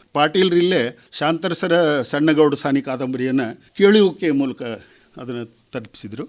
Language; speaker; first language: Kannada; native; Kannada